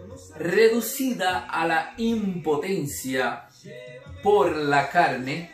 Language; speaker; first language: Spanish; native; Spanish